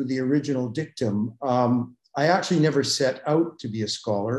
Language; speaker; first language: English; native; English